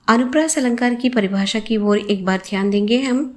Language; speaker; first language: Hindi; non-native, local second language; Telugu